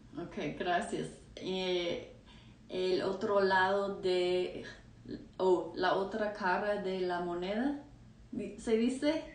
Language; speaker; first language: Spanish; non-native, fluent; English